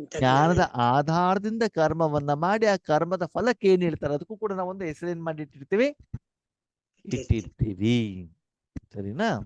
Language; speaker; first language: Kannada; native; Kannada